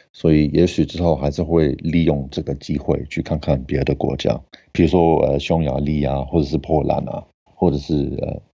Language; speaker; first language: Chinese; non-native, fluent; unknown